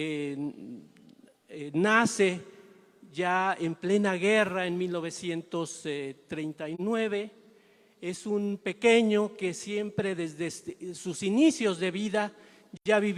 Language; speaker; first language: Spanish; native; Spanish